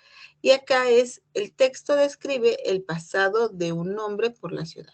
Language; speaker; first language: Spanish; native; Spanish